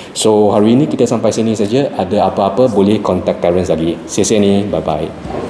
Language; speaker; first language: Malay; non-native, local second language; Chinese